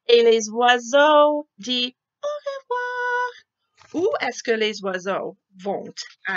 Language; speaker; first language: French; non-native, fluent; English